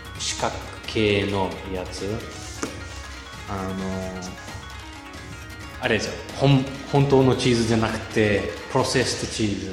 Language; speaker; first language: Japanese; non-native, fluent; Bulgarian